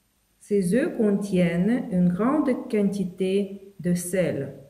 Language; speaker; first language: French; non-native, fluent; Ukrainian